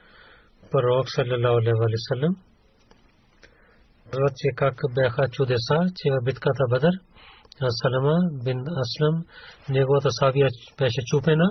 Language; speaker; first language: Bulgarian; non-native, learner; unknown